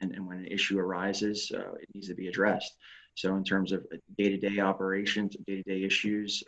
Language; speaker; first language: English; native; English